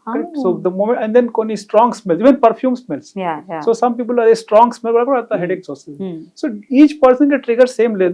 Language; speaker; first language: Telugu; non-native, fluent; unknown